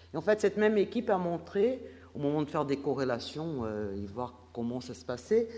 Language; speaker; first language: French; non-native, fluent; Portuguese